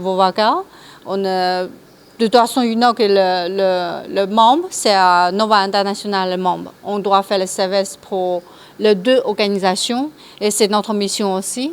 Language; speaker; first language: French; non-native, learner; Chinese